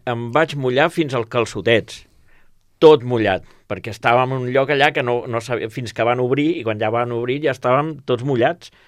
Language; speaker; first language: Catalan; native; Catalan